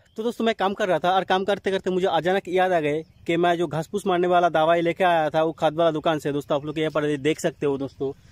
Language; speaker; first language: Hindi; non-native, local second language; Bangla